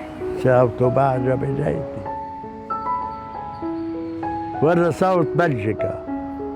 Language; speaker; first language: Arabic; native; Arabic